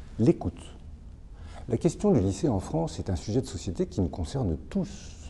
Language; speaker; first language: French; native; French